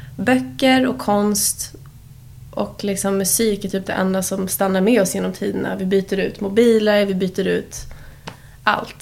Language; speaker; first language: Swedish; early bilingual, heritage; Swedish